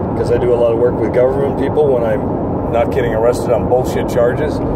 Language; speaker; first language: English; native; English